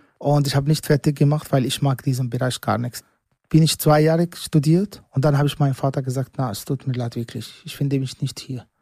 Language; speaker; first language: German; non-native, learner; Arabic